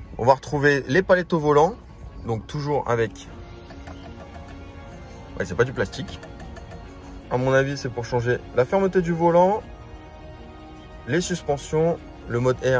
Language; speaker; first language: French; native; French